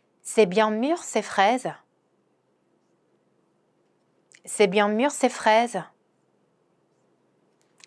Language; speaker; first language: French; non-native, fluent; Korean